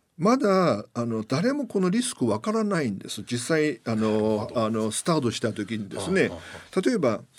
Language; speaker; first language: Japanese; non-native, fluent; Chinese